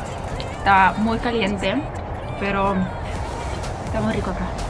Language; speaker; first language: Spanish; non-native, fluent; Russian